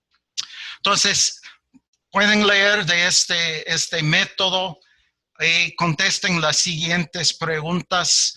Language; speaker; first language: Spanish; non-native, fluent; English